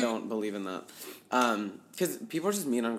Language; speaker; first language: English; native; English